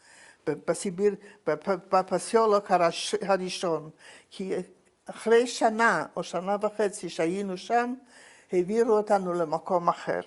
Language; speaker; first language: Hebrew; non-native, fluent; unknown